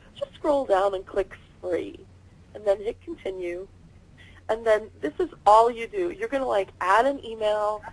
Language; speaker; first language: English; native; English